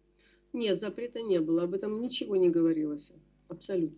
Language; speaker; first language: Russian; native; Russian